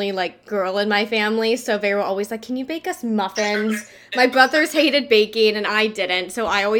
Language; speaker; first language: English; native; English